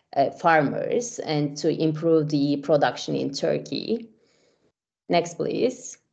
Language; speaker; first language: English; non-native, fluent; Turkish